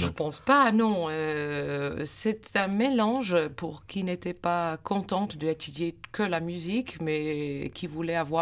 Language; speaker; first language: French; non-native, fluent; English